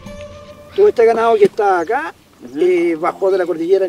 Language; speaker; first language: Spanish; native; Spanish